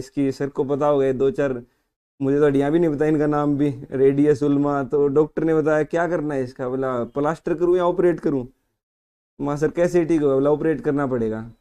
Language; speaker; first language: Hindi; native; Hindi